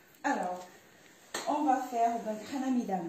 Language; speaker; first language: French; non-native, fluent; Japanese